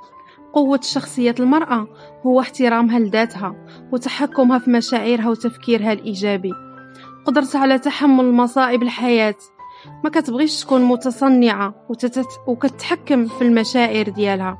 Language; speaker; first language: Arabic; native; Arabic